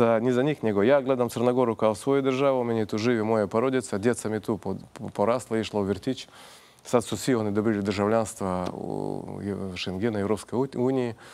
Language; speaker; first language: Croatian; non-native, fluent; Russian